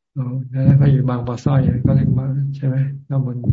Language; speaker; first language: Thai; native; Thai